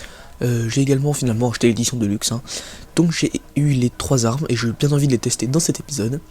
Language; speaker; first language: French; native; French